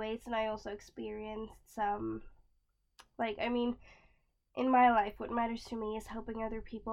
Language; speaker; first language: English; non-native, fluent; Swedish